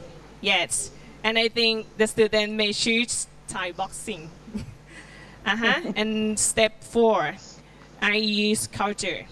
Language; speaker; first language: English; non-native, learner; Thai